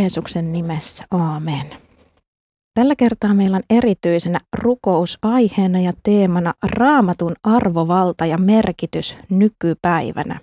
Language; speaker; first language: Finnish; native; Finnish